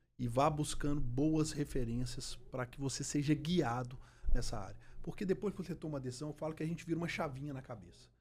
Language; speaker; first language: Portuguese; native; Portuguese